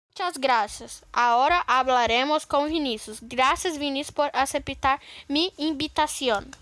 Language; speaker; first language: Portuguese; non-native, learner; Spanish